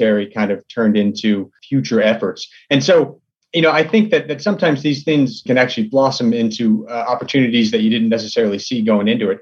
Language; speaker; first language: English; native; English